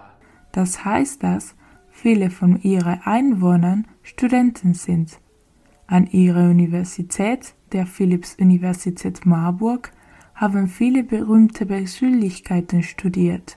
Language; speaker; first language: German; non-native, learner; Spanish